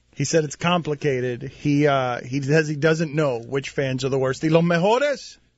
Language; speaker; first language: English; early bilingual, other home language; Spanish